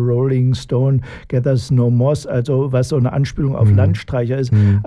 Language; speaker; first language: German; native; German